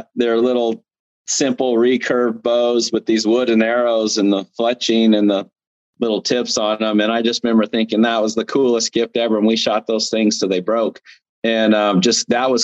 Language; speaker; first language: English; native; English